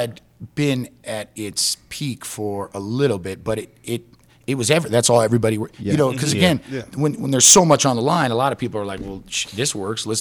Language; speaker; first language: English; native; English